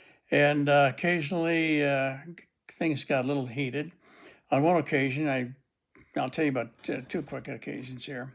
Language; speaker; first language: English; native; English